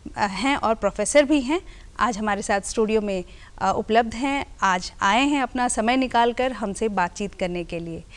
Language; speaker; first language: Hindi; native; Hindi